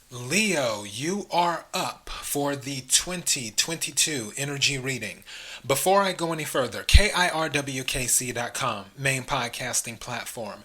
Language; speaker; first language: English; native; English